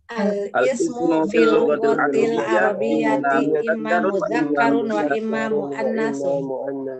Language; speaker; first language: Arabic; non-native, learner; Indonesian